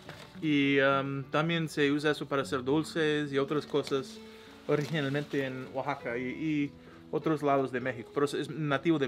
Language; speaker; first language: Spanish; non-native, learner; English